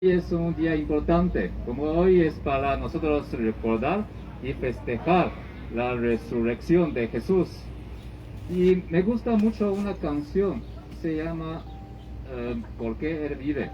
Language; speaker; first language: Spanish; non-native, learner; Chinese